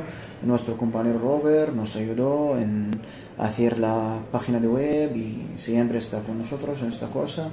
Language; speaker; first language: Spanish; non-native, fluent; Arabic